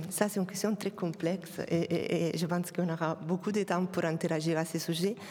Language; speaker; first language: French; non-native, fluent; Italian